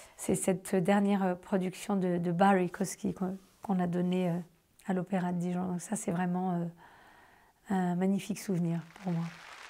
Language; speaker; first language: French; native; French